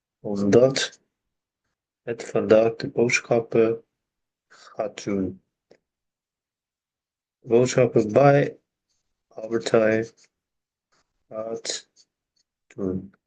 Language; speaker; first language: Dutch; non-native, learner; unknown